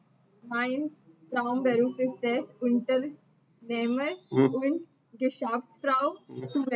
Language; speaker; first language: German; non-native, learner; Hindi